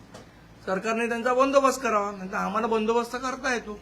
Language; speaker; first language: Marathi; native; Marathi